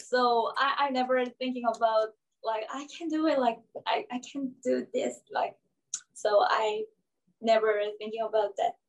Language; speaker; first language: English; non-native, learner; Korean